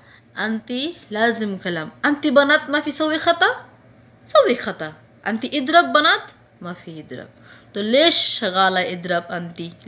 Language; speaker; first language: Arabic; non-native, learner; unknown